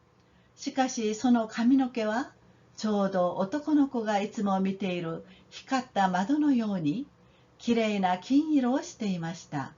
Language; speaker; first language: Japanese; non-native, fluent; Korean